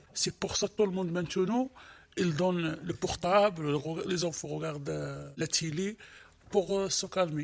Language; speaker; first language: French; non-native, learner; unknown